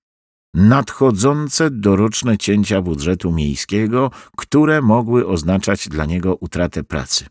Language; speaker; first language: Polish; native; Polish